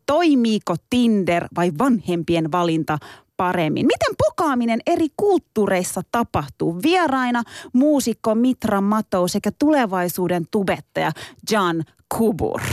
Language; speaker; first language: Finnish; early bilingual, other home language; Turkish